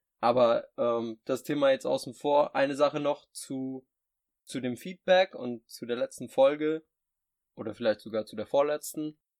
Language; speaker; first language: German; native; German